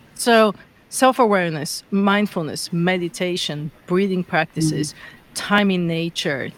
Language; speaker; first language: English; non-native, fluent; Bulgarian